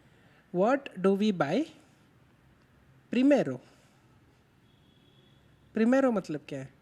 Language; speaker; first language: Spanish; non-native, learner; Hindi